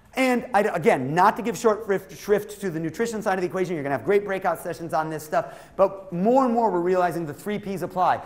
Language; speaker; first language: English; native; English